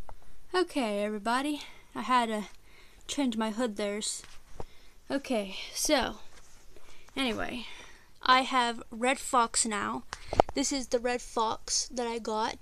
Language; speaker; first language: English; native; English